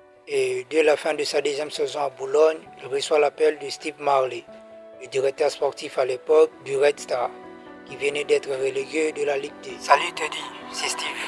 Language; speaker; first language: French; native; French